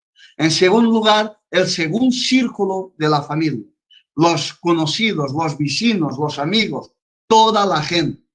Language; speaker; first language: Spanish; non-native, fluent; Portuguese